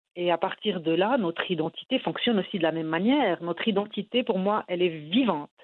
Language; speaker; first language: French; non-native, local second language; Arabic